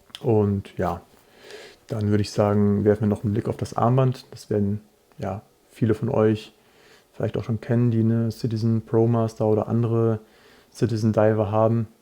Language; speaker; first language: German; native; German